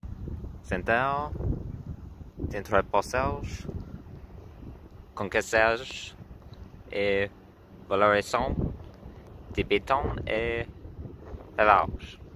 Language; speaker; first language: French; non-native, learner; English